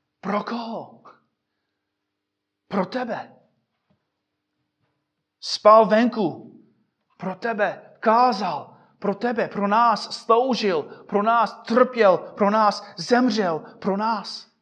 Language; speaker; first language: Czech; non-native, fluent; English